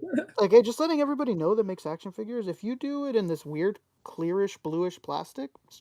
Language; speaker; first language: English; native; English